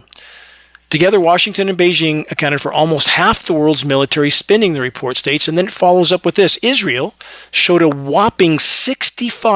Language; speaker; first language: English; native; English